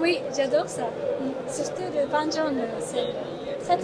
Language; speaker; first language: French; non-native, learner; Japanese